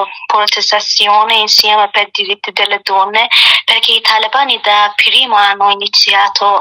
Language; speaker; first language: Italian; non-native, learner; Persian